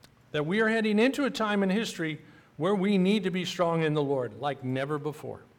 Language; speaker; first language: English; native; English